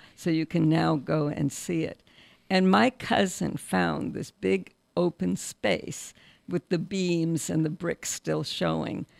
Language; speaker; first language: English; early bilingual, other home language; Russian